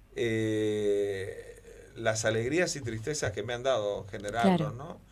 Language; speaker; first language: Spanish; native; Spanish